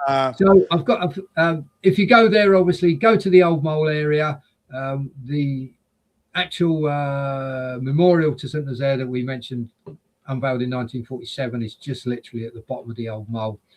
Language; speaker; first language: English; native; English